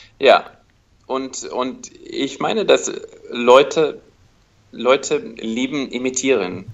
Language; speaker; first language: German; non-native, learner; English